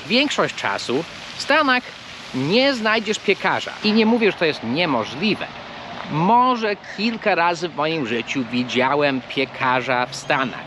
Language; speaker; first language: Polish; non-native, fluent; English